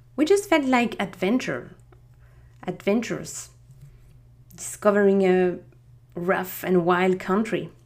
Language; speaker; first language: English; non-native, fluent; French